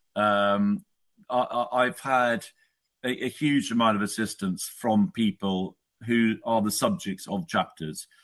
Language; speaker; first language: English; native; English